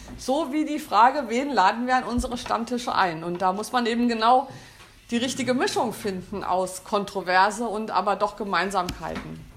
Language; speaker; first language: German; native; German